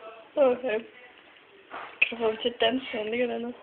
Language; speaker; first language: Danish; native; Danish